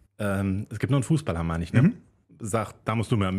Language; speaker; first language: German; native; German